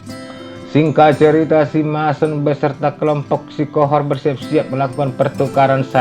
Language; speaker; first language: Indonesian; native; Indonesian